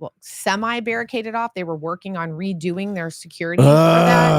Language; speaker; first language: English; native; English